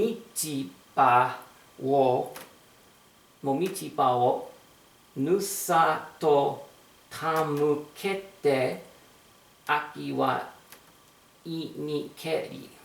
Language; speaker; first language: Japanese; non-native, learner; English